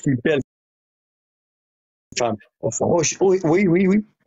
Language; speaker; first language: French; non-native, learner; Arabic